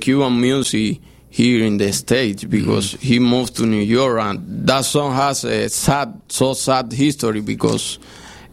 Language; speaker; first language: English; non-native, fluent; Spanish